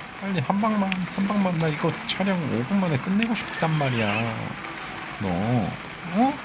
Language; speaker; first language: Korean; native; Korean